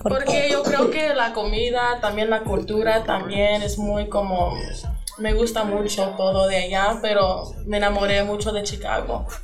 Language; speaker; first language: Spanish; early bilingual, other home language; English